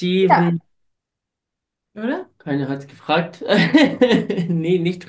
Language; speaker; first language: German; non-native, fluent; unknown